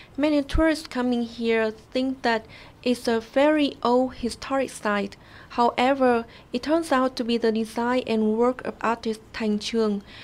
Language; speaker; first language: English; non-native, fluent; Vietnamese